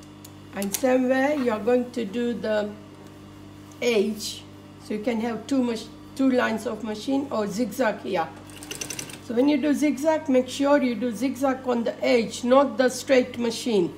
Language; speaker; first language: English; non-native, fluent; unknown